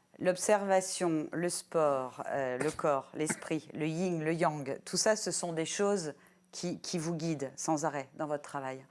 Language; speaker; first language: French; native; French